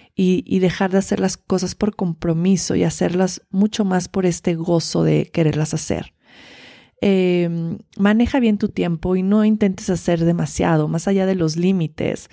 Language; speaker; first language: Spanish; native; Spanish